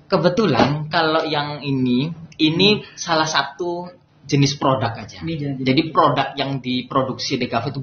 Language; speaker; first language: Indonesian; native; Indonesian